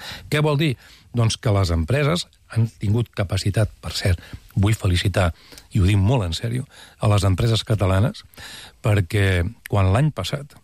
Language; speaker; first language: Catalan; native; Catalan